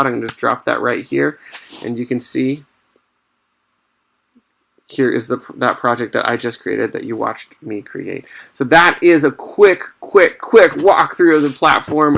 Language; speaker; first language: English; native; English